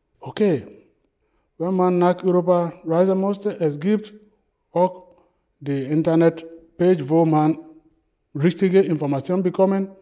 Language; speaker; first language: German; non-native, fluent; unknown